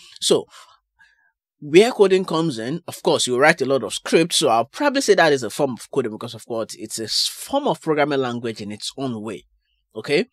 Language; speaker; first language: English; non-native, local second language; Yoruba